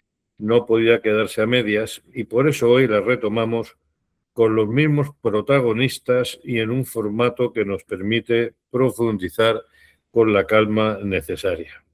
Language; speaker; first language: Spanish; native; Spanish